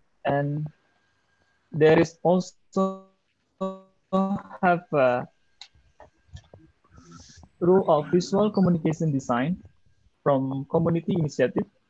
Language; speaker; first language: English; non-native, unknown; Indonesian